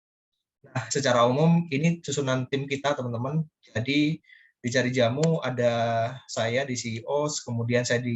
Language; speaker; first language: Indonesian; native; Indonesian